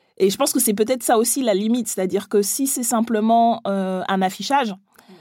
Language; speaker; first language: French; early bilingual, other home language; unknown